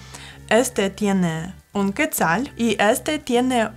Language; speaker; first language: Spanish; non-native, fluent; Russian